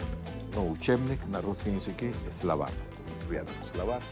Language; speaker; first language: Russian; non-native, learner; Spanish